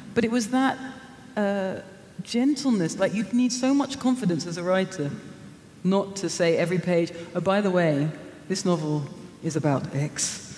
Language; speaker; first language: English; native; English